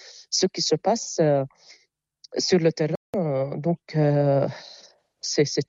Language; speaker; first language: French; non-native, local second language; Arabic